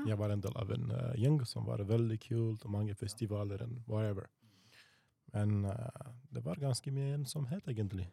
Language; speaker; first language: Norwegian; non-native, fluent; Romanian